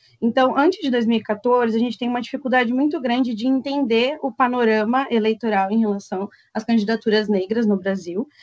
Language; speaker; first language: Portuguese; native; Portuguese